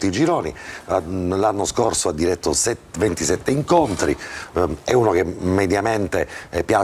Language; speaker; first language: Italian; native; Italian